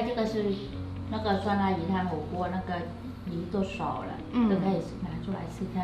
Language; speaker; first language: Chinese; non-native, learner; Vietnamese